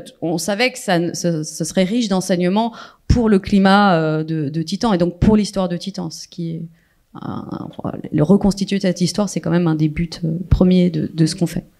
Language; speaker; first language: French; native; French